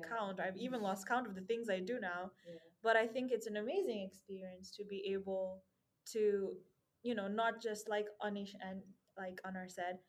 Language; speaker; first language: English; non-native, local second language; Nepali